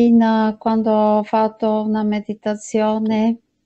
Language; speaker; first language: Italian; non-native, fluent; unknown